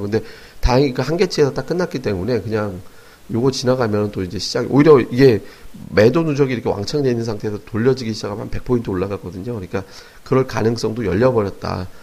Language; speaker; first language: Korean; native; Korean